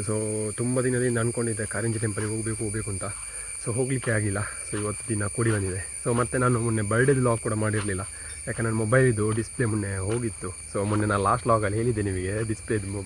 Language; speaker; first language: Kannada; non-native, local second language; Tulu